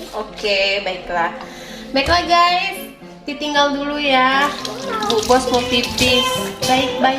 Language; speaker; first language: Indonesian; native; Indonesian